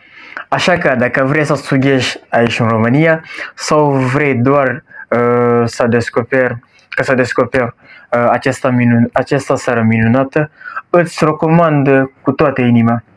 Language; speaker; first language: Romanian; non-native, learner; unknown